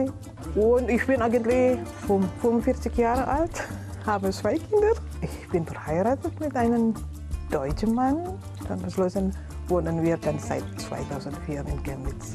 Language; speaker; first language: German; non-native, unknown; Indonesian